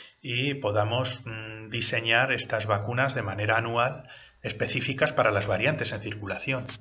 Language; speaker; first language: Spanish; native; Spanish